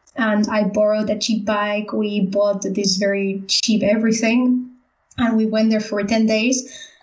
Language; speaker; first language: English; non-native, fluent; Spanish